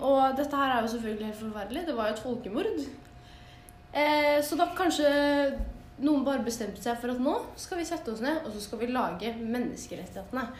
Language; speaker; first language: Norwegian; native; Norwegian